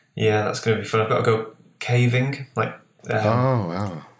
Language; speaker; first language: English; native; English